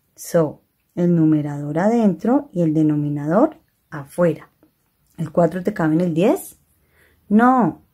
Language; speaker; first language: Spanish; native; Spanish